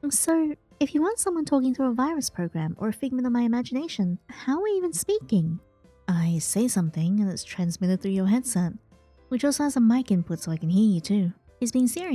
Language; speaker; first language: English; native; English